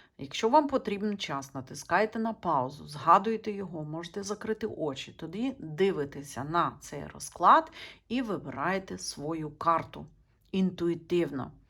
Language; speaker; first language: Ukrainian; non-native, local second language; Russian